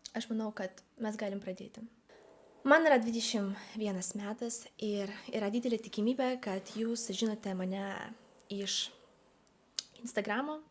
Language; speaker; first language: Lithuanian; early bilingual, other home language; Russian